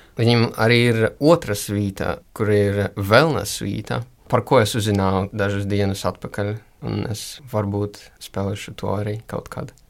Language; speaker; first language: Latvian; early bilingual, other home language; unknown